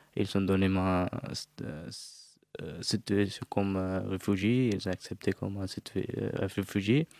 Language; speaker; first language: French; non-native, fluent; Sinhala